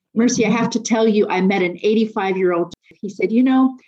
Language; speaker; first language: English; native; English